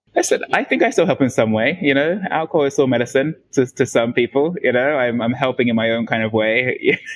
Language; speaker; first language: English; native; English